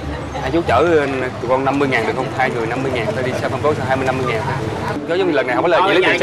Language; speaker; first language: Vietnamese; native; Vietnamese